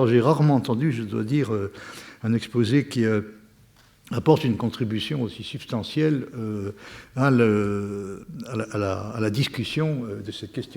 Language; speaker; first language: French; native; French